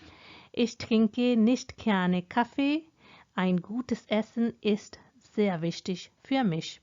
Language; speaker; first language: German; non-native, fluent; Hindi